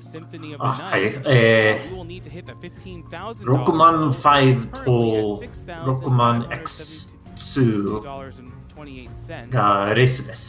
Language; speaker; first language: Japanese; non-native, learner; English